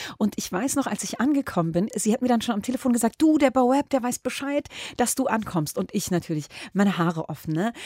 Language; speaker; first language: German; early bilingual, other home language; Arabic